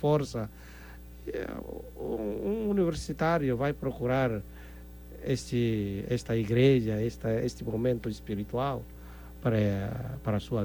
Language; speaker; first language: Portuguese; non-native, fluent; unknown